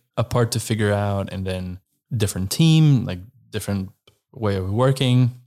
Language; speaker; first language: English; non-native, fluent; Slovenian